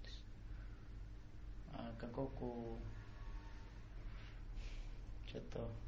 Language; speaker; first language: Japanese; non-native, learner; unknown